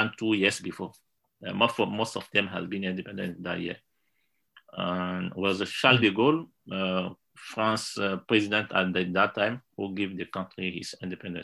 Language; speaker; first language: English; non-native, learner; Yoruba